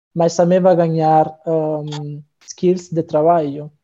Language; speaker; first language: Portuguese; non-native, fluent; Italian